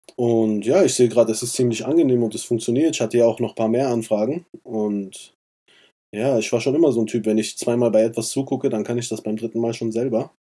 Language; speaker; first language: German; early bilingual, other home language; Persian